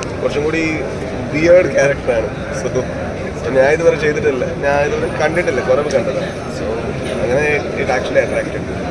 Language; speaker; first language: Malayalam; non-native, learner; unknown